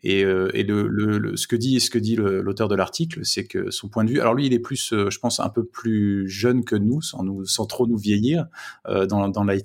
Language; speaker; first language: French; native; French